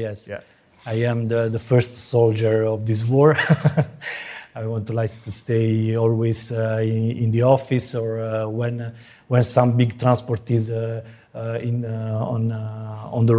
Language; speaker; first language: English; non-native, fluent; Italian